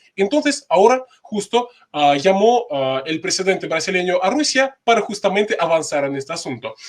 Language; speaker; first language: Spanish; non-native, fluent; Russian